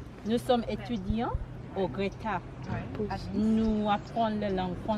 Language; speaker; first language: French; non-native, learner; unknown